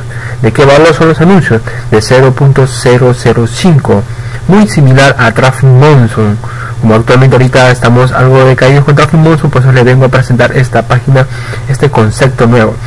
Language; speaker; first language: Spanish; native; Spanish